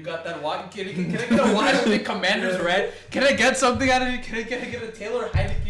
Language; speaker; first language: English; native; English